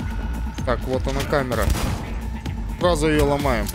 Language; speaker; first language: Russian; native; Russian